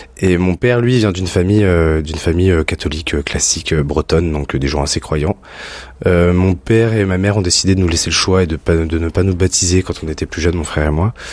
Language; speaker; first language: French; native; French